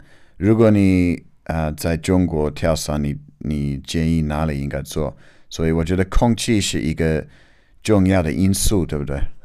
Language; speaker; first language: Chinese; non-native, learner; English